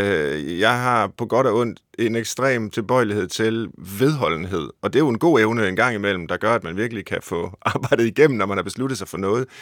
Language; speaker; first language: Danish; native; Danish